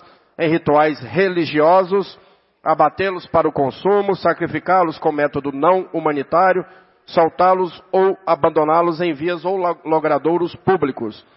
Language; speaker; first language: Portuguese; native; Portuguese